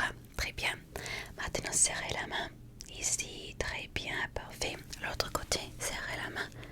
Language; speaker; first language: French; non-native, fluent; English